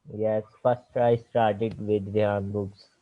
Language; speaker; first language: English; non-native, learner; Urdu